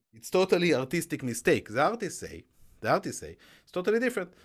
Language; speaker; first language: English; non-native, fluent; Hebrew